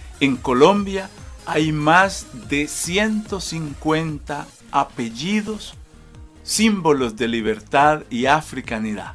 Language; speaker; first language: Spanish; native; Spanish